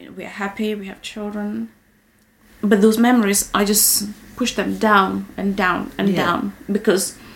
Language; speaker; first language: English; non-native, local second language; Kikuyu